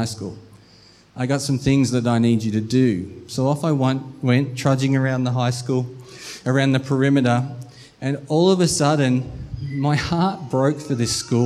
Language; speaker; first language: English; native; English